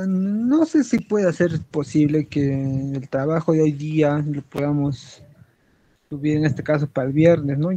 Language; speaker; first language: Spanish; native; Spanish